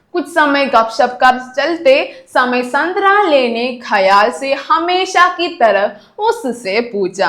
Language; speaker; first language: Hindi; non-native, local second language; Malayalam